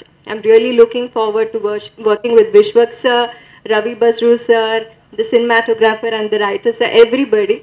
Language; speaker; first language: Telugu; non-native, learner; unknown